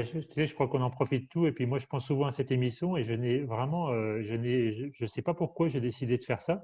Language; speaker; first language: French; native; French